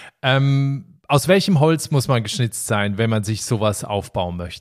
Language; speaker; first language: German; native; German